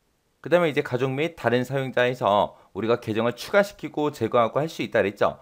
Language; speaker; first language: Korean; native; Korean